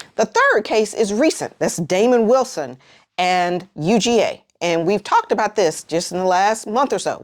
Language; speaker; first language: English; native; English